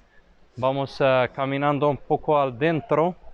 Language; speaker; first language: Spanish; non-native, fluent; Arabic